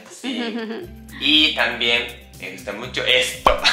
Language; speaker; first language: Spanish; non-native, learner; Japanese